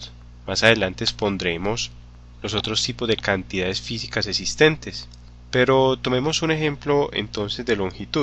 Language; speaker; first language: Spanish; native; Spanish